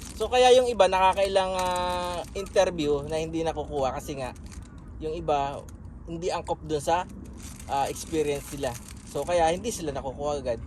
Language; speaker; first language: Filipino; native; Filipino